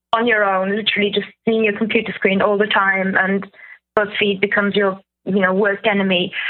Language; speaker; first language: English; non-native, fluent; German